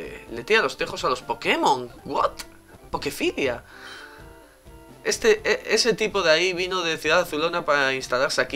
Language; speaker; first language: Spanish; native; Spanish